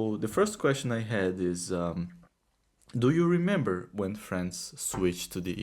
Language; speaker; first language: English; non-native, fluent; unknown